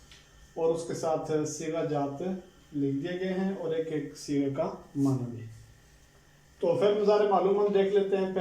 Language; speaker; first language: Urdu; native; Urdu